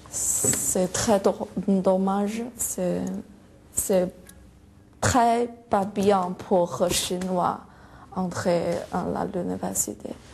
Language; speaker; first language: French; non-native, learner; Chinese